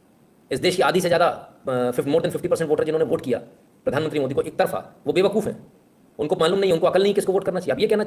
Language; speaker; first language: Hindi; native; Hindi